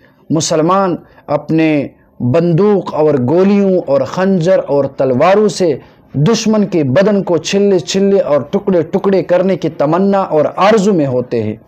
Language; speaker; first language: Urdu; non-native, local second language; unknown